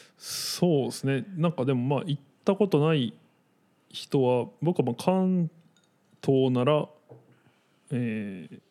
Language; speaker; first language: Japanese; native; Japanese